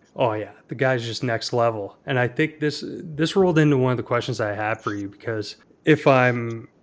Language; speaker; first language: English; native; English